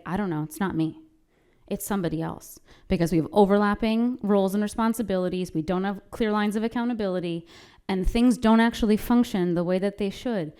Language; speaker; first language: English; native; English